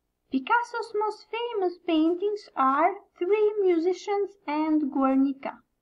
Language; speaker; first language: English; non-native, fluent; Albanian